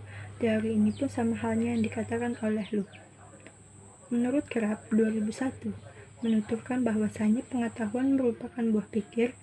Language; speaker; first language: Indonesian; native; Indonesian